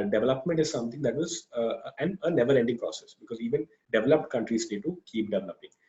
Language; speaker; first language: English; non-native, local second language; Malayalam